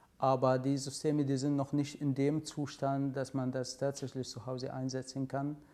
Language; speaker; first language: German; non-native, fluent; Arabic